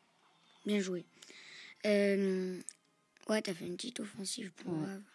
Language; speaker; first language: French; native; French